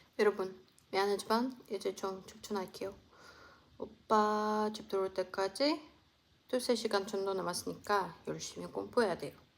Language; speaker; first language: Korean; non-native, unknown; Russian